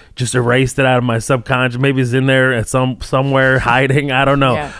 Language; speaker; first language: English; early bilingual, other home language; Arabic